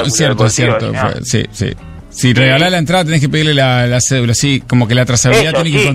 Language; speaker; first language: Spanish; native; Spanish